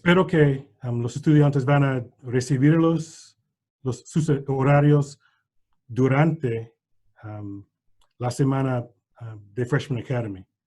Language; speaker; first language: Spanish; non-native, learner; English